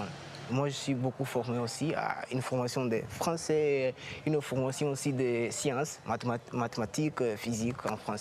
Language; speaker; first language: French; non-native, fluent; Portuguese